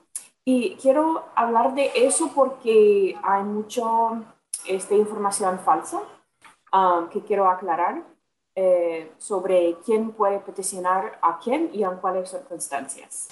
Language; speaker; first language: Spanish; non-native, fluent; English